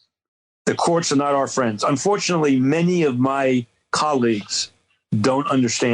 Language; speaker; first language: English; native; English